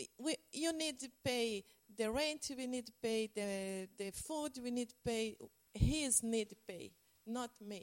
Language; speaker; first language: English; non-native, learner; Portuguese